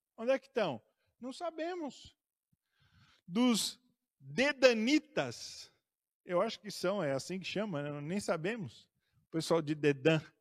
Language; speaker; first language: Portuguese; native; Portuguese